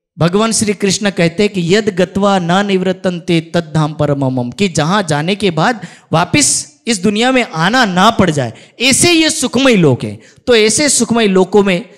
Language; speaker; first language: Hindi; native; Hindi